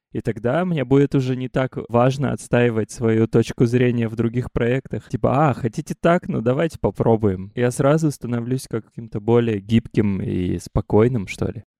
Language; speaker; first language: Russian; native; Russian